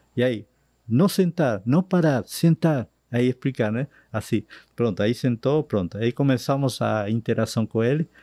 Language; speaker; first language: Portuguese; non-native, fluent; Spanish